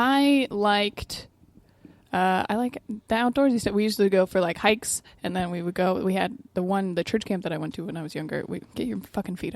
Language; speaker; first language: English; native; English